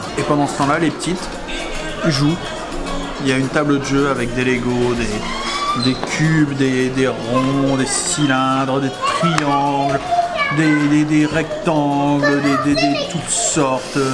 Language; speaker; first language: French; native; French